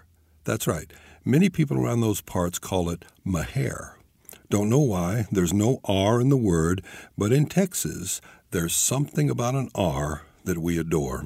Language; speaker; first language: English; native; English